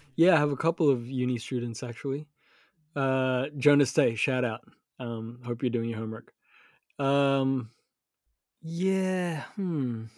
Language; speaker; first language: English; early bilingual, other home language; Filipino